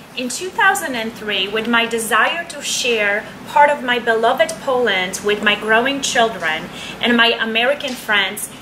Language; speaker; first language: English; non-native, fluent; Polish